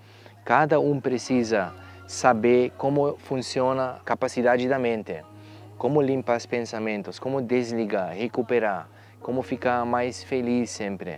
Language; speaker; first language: Portuguese; non-native, fluent; German